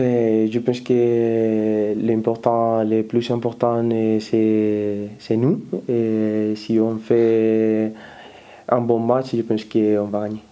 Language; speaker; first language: French; non-native, learner; Spanish